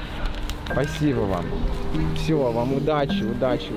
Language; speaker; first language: Russian; non-native, fluent; English